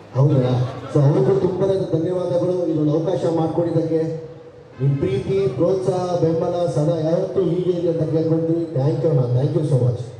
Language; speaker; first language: Kannada; non-native, local second language; Urdu